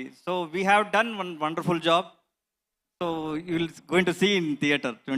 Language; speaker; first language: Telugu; non-native, learner; Kannada